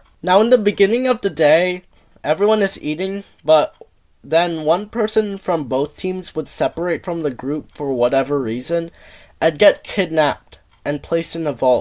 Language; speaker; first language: English; native; English